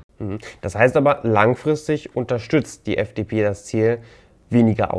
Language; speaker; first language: German; native; German